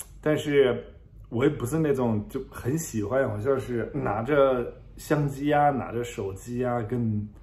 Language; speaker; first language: Chinese; non-native, fluent; German